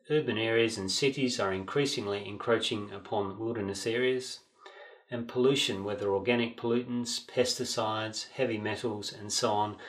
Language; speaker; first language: English; native; English